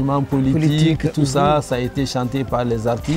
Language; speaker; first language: French; non-native, local second language; Bambara